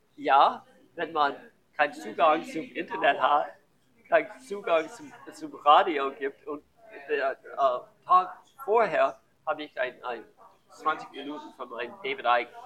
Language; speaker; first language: German; non-native, learner; English